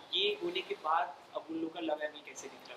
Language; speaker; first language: Hindi; native; Hindi